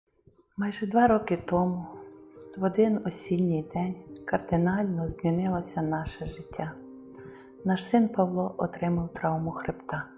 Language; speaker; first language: Ukrainian; native; Ukrainian